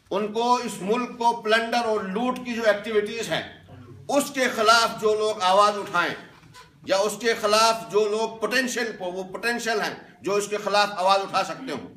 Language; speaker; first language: Hindi; non-native, local second language; Kashmiri